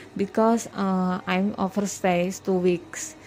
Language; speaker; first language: English; non-native, learner; Indonesian